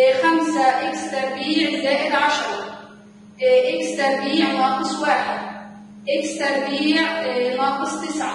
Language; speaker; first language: Arabic; native; Arabic